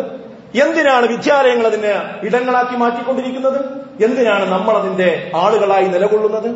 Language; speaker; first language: Malayalam; native; Malayalam